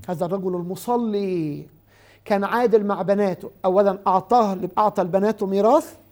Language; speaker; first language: Egyptian Arabic; native; Egyptian Arabic